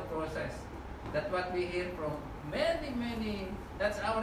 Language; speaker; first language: English; non-native, local second language; Filipino